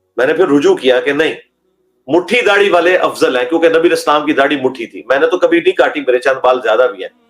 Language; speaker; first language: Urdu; non-native, local second language; Punjabi